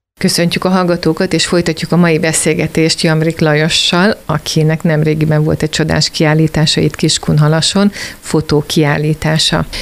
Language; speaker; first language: Hungarian; native; Hungarian